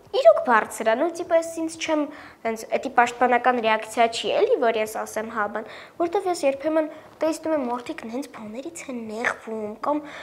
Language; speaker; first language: Armenian; native; Armenian